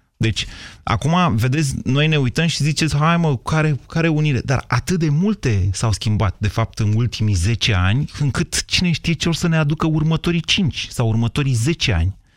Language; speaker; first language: Romanian; native; Romanian